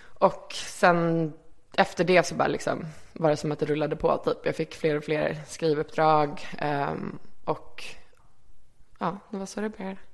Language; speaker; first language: Swedish; early bilingual, other home language; Icelandic